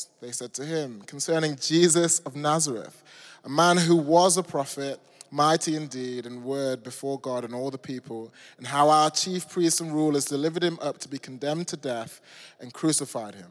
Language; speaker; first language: English; native; English